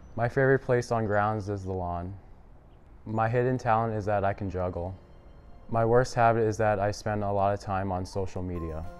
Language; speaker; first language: English; native; English